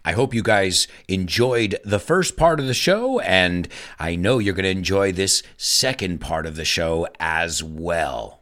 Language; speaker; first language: English; native; English